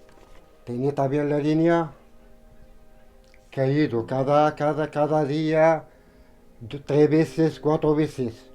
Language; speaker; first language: Spanish; non-native, learner; Arabic